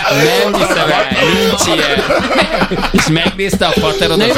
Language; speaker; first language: Hungarian; native; Hungarian